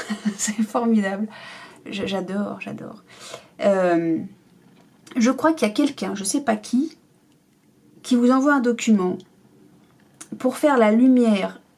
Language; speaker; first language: French; native; French